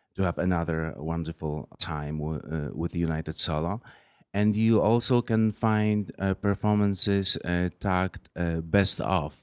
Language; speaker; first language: English; non-native, fluent; Polish